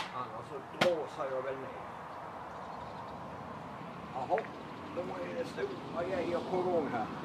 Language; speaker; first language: Swedish; native; Swedish